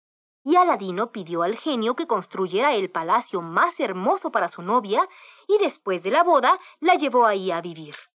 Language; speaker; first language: Spanish; native; Spanish